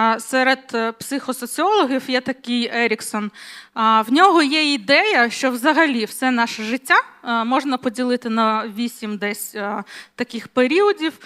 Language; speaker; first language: Ukrainian; non-native, local second language; Russian